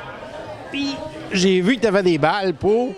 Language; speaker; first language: French; native; French